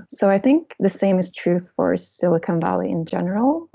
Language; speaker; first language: English; non-native, fluent; Swedish